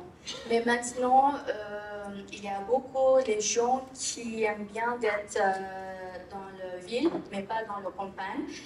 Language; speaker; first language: French; non-native, learner; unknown